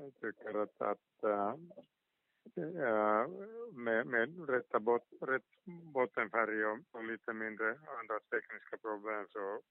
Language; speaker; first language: Swedish; non-native, local second language; Finnish